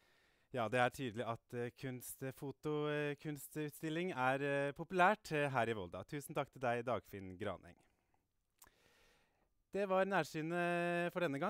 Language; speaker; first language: Norwegian; native; Norwegian